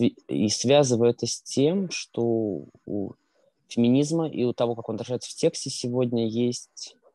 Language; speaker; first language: Russian; native; Russian